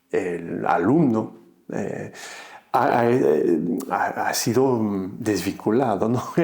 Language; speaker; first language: Spanish; non-native, fluent; English